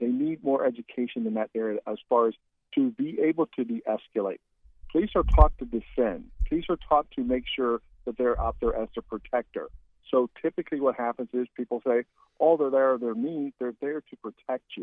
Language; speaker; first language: English; native; English